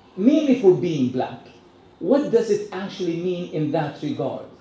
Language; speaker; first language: English; non-native, fluent; Arabic